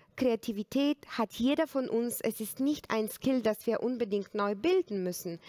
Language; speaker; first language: German; non-native, fluent; Bulgarian